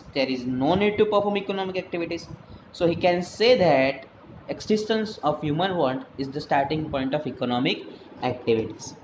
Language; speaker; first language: English; non-native, local second language; Gujarati